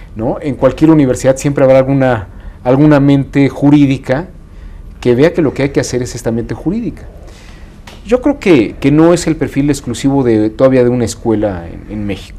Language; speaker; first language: Spanish; native; Spanish